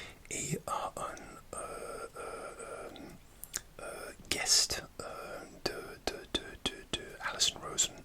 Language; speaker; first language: French; non-native, learner; English